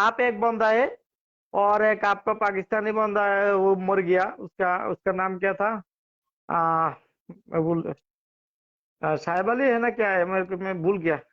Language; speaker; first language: Hindi; non-native, learner; Bangla